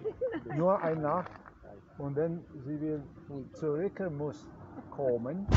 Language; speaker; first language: German; non-native, learner; Slovenian